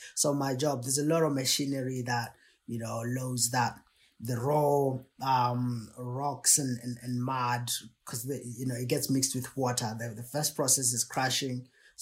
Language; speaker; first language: English; non-native, local second language; Tswana